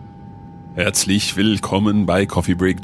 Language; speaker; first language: German; non-native, learner; English